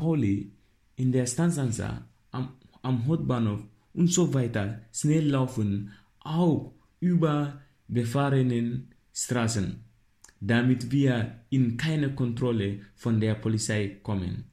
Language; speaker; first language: German; non-native, learner; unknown